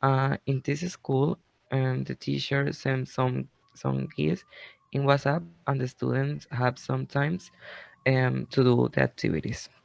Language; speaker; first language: English; non-native, learner; Spanish